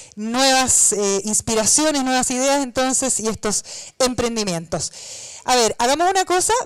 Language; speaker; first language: Spanish; native; Spanish